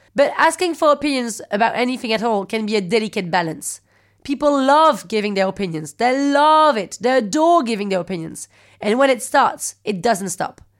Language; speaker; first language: English; non-native, fluent; French